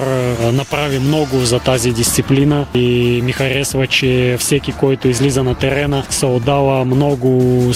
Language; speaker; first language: Bulgarian; early bilingual, heritage; Bulgarian